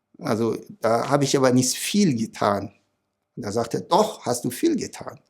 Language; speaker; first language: German; non-native, fluent; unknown